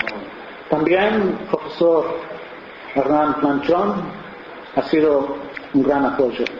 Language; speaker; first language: Spanish; non-native, fluent; English